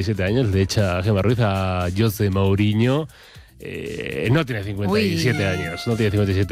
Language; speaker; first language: Spanish; native; Spanish